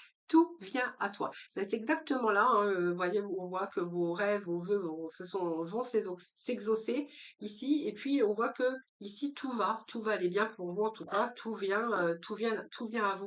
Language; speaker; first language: French; native; French